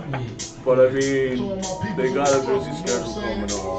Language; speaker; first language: English; native; English